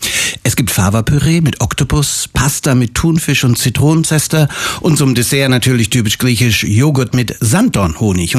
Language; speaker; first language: German; native; German